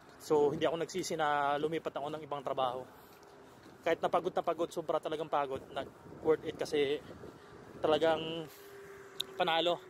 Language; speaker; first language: Filipino; native; Filipino